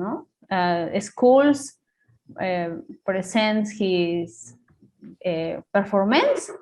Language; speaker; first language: English; non-native, learner; Spanish